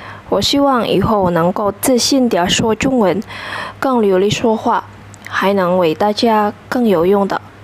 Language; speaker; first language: Chinese; non-native, fluent; Indonesian